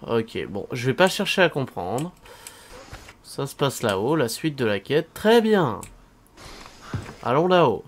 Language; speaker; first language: French; native; French